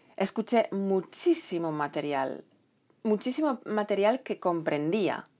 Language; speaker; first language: Spanish; non-native, fluent; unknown